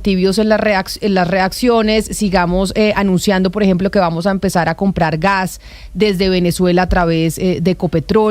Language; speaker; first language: Spanish; native; Spanish